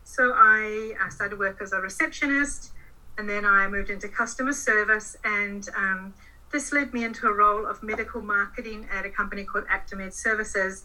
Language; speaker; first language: English; native; English